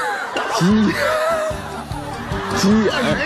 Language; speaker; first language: Chinese; native; Chinese